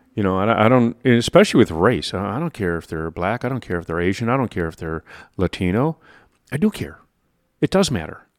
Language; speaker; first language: English; native; English